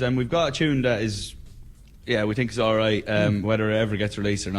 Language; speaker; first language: English; native; English